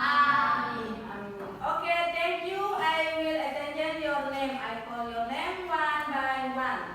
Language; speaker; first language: English; non-native, learner; Indonesian